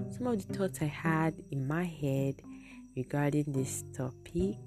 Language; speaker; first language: English; non-native, local second language; Igbo